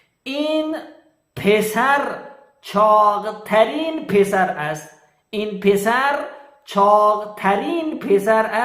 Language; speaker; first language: Persian; non-native, fluent; Urdu